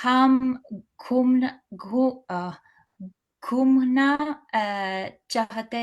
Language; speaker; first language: Hindi; non-native, learner; English